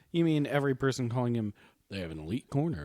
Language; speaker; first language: English; native; English